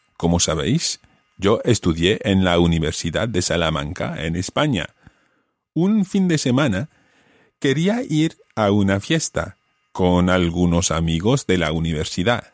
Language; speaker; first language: Spanish; non-native, fluent; English